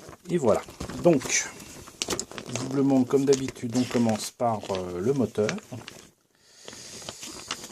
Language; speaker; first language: French; native; French